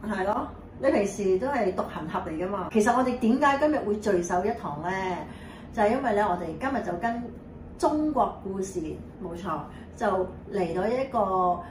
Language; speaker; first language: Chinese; non-native, local second language; Cantonese